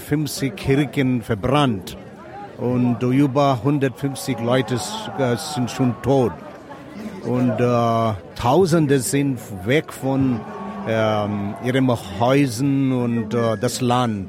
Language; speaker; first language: German; non-native, learner; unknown